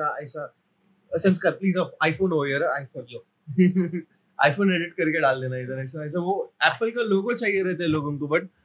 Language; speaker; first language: Hindi; non-native, local second language; Marathi